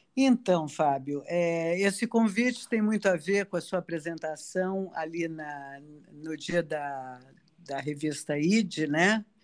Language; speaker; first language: Portuguese; native; Portuguese